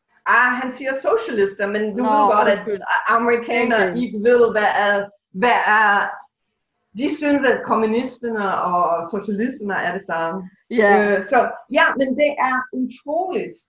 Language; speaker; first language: Danish; non-native, fluent; English